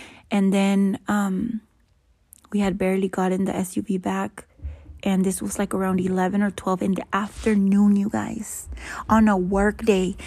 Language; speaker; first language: English; early bilingual, other home language; Spanish